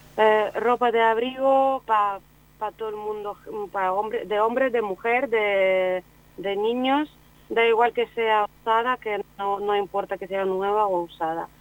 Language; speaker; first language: Spanish; non-native, fluent; Ukrainian